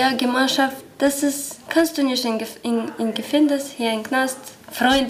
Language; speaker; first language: German; non-native, learner; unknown